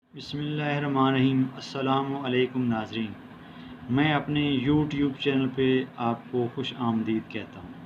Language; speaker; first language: Urdu; non-native, local second language; Punjabi